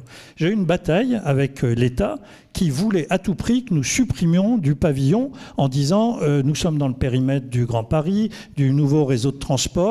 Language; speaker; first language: French; native; French